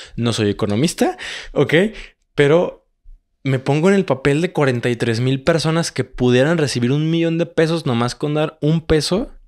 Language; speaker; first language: Spanish; native; Spanish